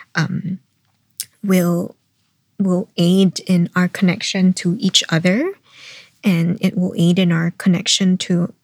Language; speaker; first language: English; non-native, local second language; Filipino